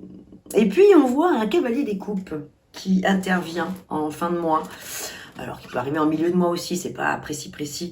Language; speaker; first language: French; native; French